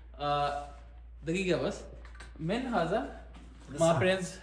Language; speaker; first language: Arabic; non-native, learner; Punjabi